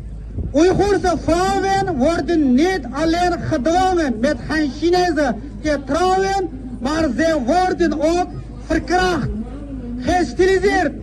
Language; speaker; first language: Dutch; non-native, fluent; Uyghur